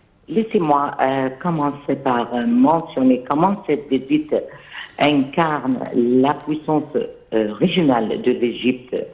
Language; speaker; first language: French; non-native, fluent; Arabic